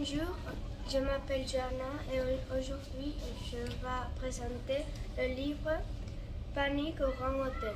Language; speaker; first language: French; non-native, learner; Catalan